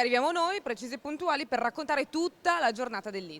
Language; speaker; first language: Italian; native; Italian